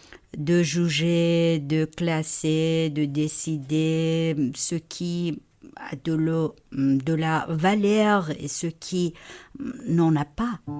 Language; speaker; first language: French; non-native, fluent; Persian